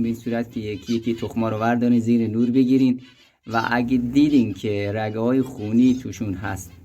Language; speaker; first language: Persian; native; Persian